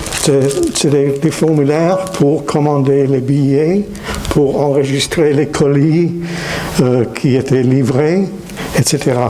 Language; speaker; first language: French; non-native, fluent; English